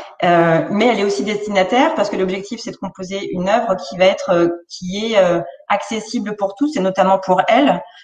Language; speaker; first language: French; native; French